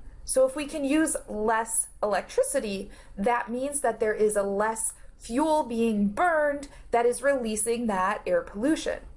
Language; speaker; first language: English; native; English